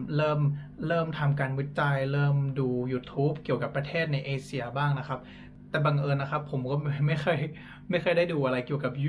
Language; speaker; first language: Thai; non-native, fluent; English